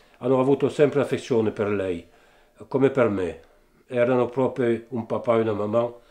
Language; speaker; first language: Italian; early bilingual, heritage; Italian